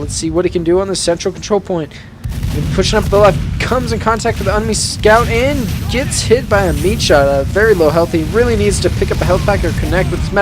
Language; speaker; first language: English; native; English